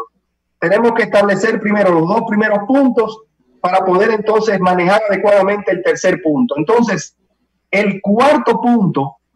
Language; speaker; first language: Spanish; native; Spanish